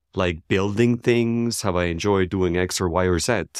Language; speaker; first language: English; non-native, fluent; Spanish